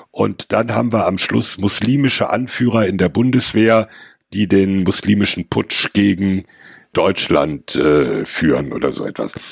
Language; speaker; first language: German; native; German